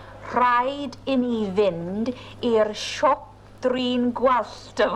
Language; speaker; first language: Welsh; non-native, local second language; English